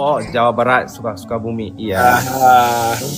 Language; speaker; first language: Indonesian; non-native, learner; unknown